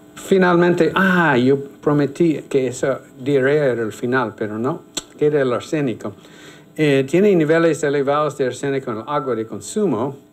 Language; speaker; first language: Spanish; non-native, fluent; English